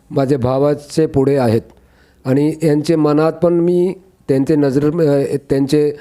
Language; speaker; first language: Marathi; non-native, local second language; Urdu